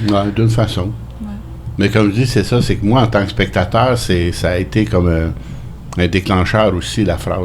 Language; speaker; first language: French; native; French